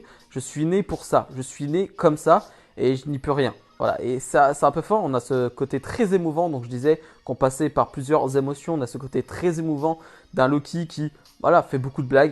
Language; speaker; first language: French; native; French